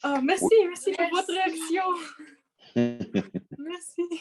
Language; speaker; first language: French; non-native, learner; Russian